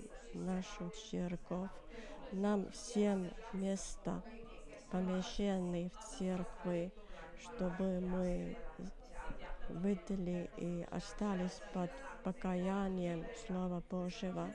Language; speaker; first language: Russian; non-native, learner; Finnish